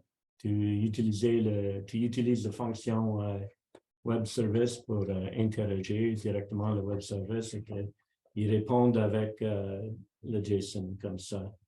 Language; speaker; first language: French; non-native, local second language; English